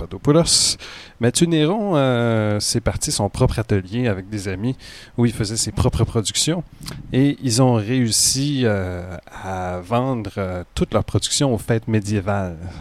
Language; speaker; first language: French; native; French